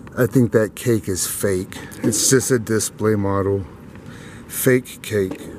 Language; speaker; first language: English; native; English